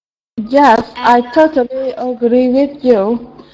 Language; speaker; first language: English; non-native, learner; Vietnamese